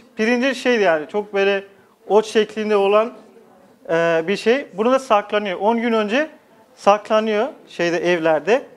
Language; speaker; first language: Turkish; non-native, fluent; Nepali